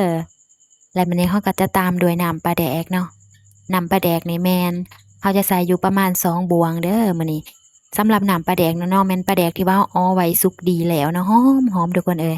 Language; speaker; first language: Thai; non-native, local second language; Lao